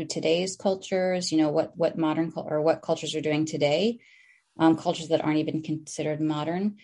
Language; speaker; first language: English; early bilingual, other home language; Filipino